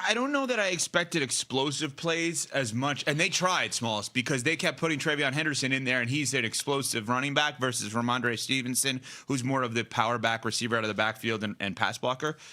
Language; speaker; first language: English; native; English